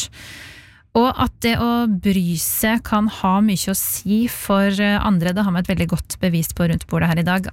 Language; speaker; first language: Norwegian; native; Norwegian